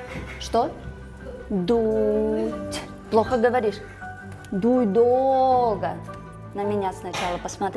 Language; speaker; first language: Russian; non-native, local second language; Kyrgyz